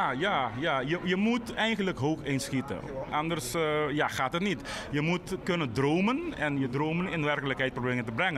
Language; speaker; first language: Dutch; non-native, local second language; Papiamento